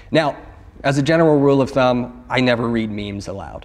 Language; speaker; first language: English; native; English